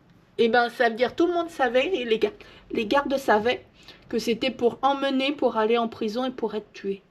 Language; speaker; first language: French; native; French